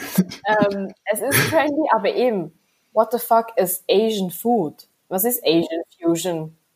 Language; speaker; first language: German; early bilingual, other home language; Vietnamese